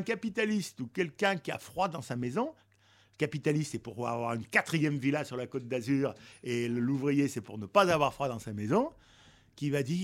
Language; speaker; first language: French; native; French